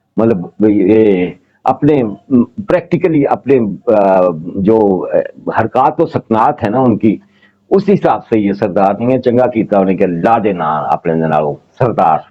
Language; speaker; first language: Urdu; non-native, local second language; Punjabi